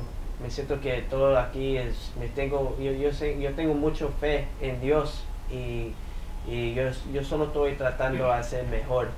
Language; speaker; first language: Spanish; early bilingual, heritage; English